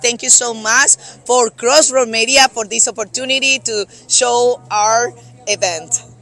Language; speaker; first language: English; non-native, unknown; Spanish